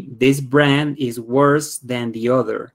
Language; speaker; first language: English; non-native, fluent; Spanish